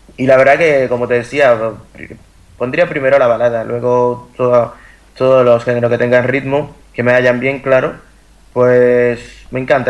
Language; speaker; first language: Spanish; native; Spanish